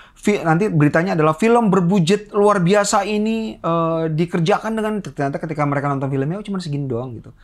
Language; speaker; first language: Indonesian; native; Indonesian